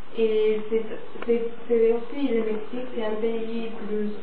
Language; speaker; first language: French; non-native, fluent; Spanish